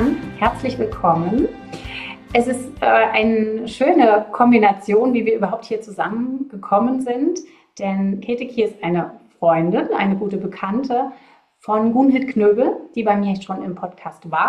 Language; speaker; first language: German; native; German